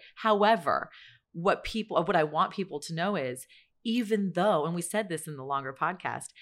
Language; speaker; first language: English; native; English